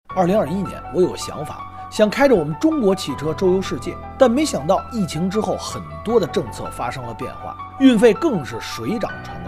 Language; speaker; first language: Chinese; native; Chinese